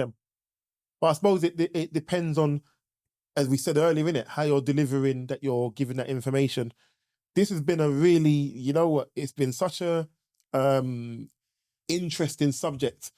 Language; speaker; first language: English; native; English